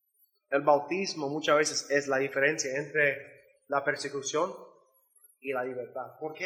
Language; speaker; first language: Spanish; non-native, learner; English